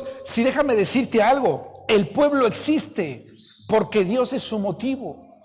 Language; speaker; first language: Spanish; native; Spanish